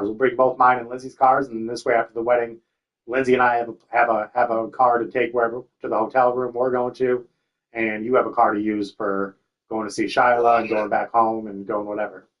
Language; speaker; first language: English; native; English